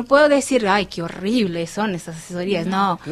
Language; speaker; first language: Spanish; non-native, fluent; Portuguese